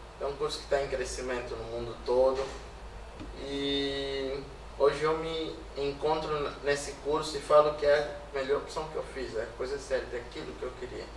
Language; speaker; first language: Portuguese; native; Portuguese